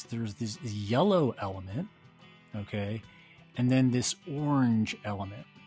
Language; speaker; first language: English; native; English